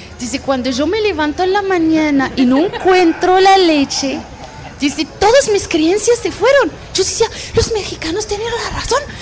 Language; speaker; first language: Spanish; non-native, fluent; Arabic